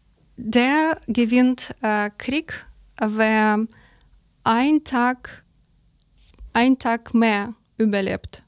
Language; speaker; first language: German; non-native, learner; Ukrainian